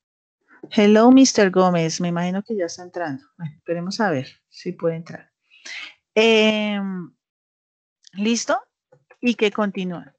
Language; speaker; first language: Spanish; native; Spanish